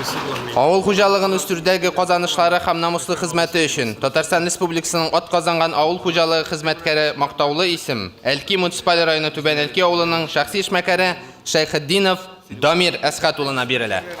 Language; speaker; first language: Tatar; native; Tatar